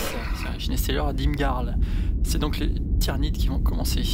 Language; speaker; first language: French; native; French